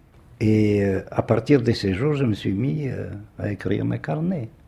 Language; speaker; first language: French; non-native, fluent; Polish